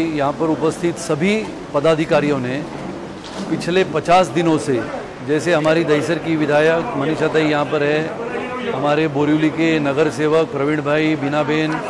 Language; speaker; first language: Hindi; non-native, local second language; Marathi